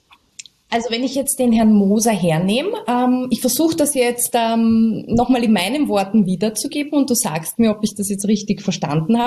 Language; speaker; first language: German; native; German